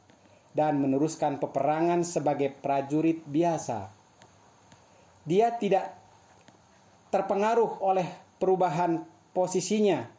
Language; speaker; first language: Indonesian; native; Indonesian